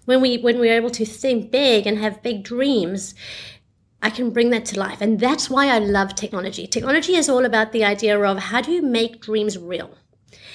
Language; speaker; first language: English; native; English